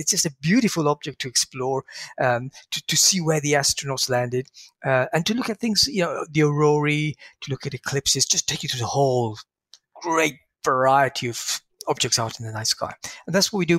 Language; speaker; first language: English; native; English